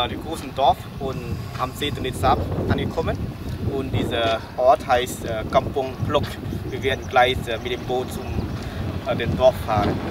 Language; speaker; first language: German; non-native, learner; Khmer